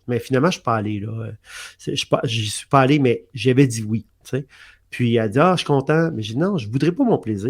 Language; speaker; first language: French; native; French